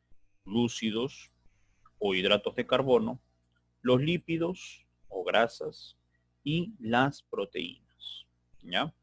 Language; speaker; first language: Spanish; native; Spanish